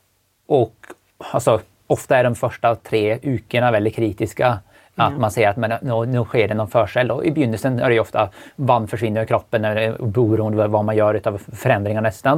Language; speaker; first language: Swedish; native; Swedish